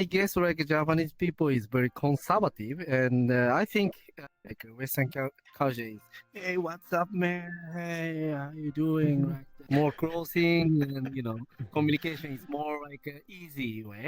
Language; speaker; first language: English; non-native, learner; Japanese